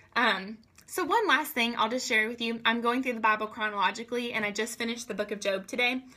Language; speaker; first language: English; native; English